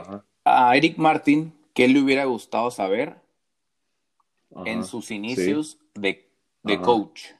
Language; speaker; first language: Spanish; native; Spanish